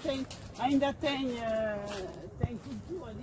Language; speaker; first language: Portuguese; non-native, learner; French